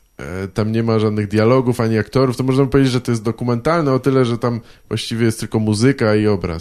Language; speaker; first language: Polish; native; Polish